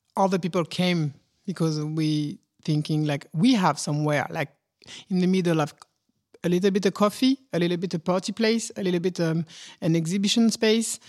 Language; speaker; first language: English; non-native, learner; French